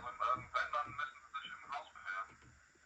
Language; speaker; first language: German; native; German